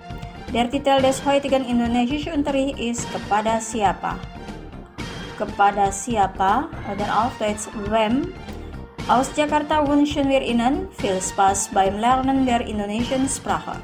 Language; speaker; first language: German; non-native, fluent; Indonesian